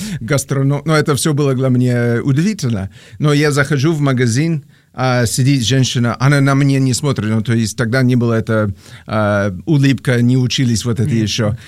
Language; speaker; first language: Russian; non-native, fluent; English